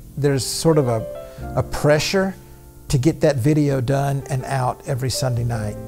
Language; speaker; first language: English; native; English